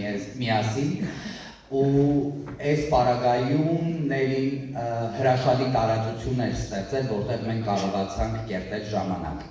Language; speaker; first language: Armenian; native; Armenian